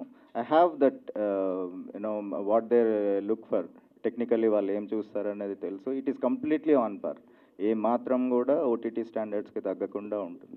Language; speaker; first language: Telugu; native; Telugu